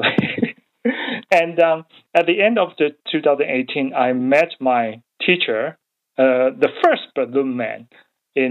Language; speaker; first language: English; non-native, learner; Chinese